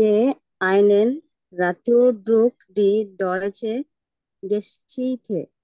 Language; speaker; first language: German; non-native, learner; Bangla